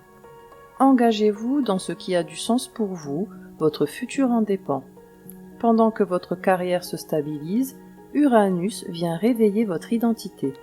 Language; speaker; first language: French; native; French